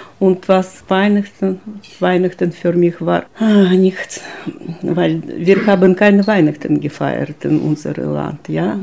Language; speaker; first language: German; non-native, learner; Russian